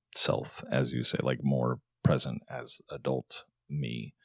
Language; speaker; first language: English; native; English